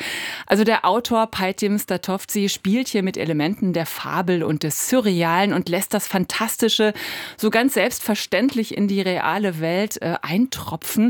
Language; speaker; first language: German; native; German